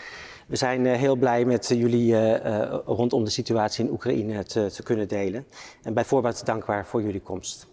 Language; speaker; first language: Dutch; native; Dutch